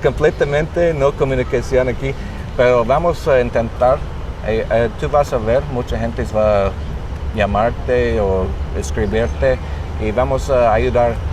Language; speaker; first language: Spanish; non-native, learner; English